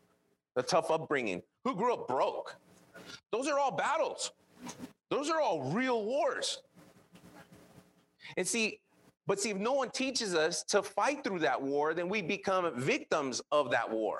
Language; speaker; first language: English; early bilingual, other home language; Spanish